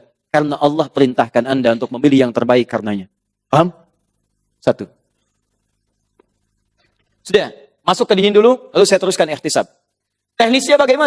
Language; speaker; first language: Indonesian; native; Indonesian